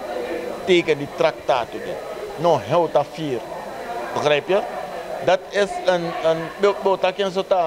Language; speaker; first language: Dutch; non-native, local second language; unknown